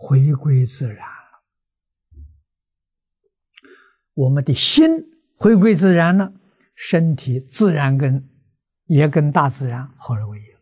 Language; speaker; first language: Chinese; native; Chinese